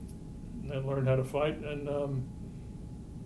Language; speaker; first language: English; native; English